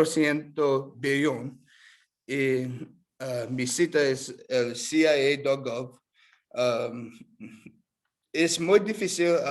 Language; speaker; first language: Spanish; non-native, learner; English